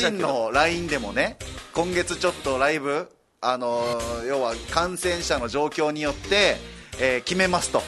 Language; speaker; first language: Japanese; native; Japanese